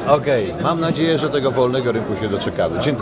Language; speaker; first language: Polish; native; Polish